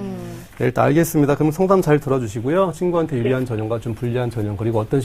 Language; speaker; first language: Korean; native; Korean